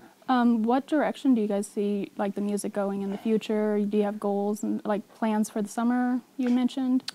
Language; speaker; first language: English; native; English